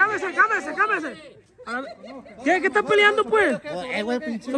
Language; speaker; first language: Spanish; native; Spanish